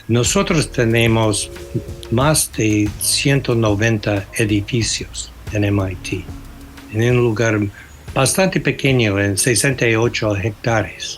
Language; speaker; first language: Spanish; non-native, fluent; English